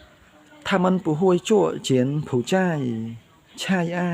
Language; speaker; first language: Chinese; non-native, learner; Khmer